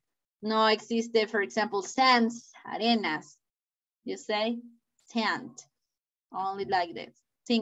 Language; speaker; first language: English; non-native, fluent; Spanish